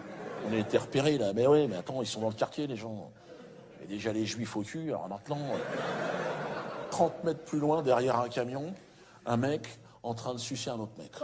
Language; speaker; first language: French; native; French